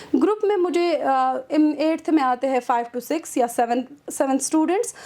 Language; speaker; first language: Urdu; non-native, local second language; Kashmiri